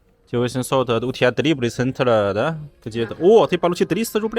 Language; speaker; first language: Russian; non-native, learner; Chinese